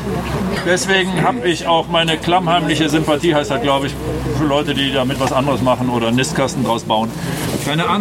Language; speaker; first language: German; native; German